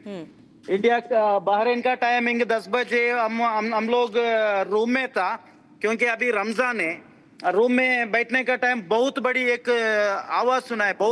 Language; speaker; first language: Hindi; non-native, local second language; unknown